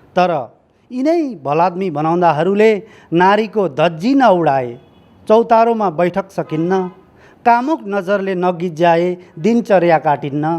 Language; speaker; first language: Nepali; early bilingual, heritage; Nepali